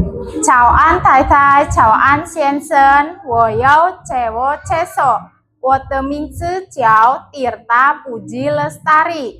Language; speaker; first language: Chinese; non-native, learner; Indonesian